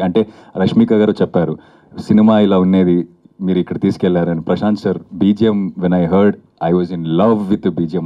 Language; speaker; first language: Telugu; non-native, fluent; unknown